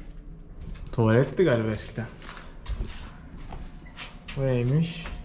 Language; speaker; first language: Turkish; native; Turkish